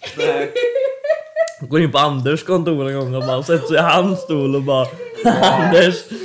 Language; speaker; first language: Swedish; native; Swedish